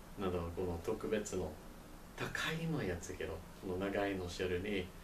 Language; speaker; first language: Japanese; non-native, learner; English